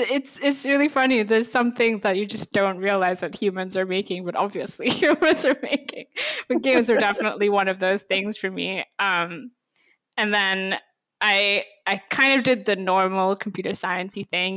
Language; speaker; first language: English; native; English